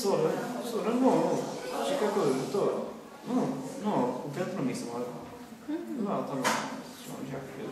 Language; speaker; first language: Japanese; non-native, learner; Swedish